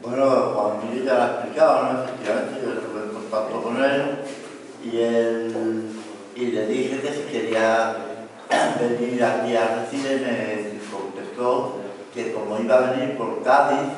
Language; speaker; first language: Spanish; native; Spanish